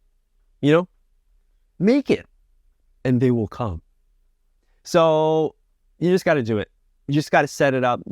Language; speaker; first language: English; native; English